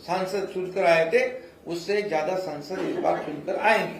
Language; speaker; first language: Hindi; non-native, local second language; Marathi